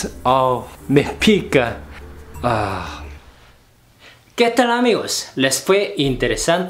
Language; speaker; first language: Spanish; non-native, fluent; Korean